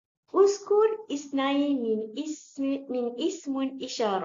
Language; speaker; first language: Arabic; non-native, learner; Malay